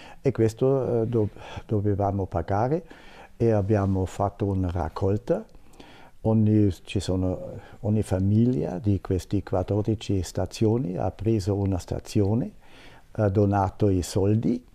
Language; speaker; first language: Italian; non-native, fluent; German